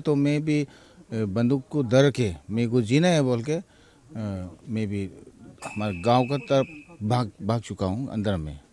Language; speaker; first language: Hindi; non-native, local second language; Manipuri